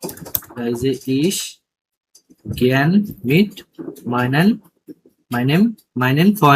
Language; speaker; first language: German; non-native, learner; Bangla